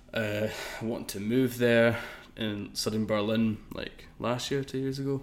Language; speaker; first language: English; native; English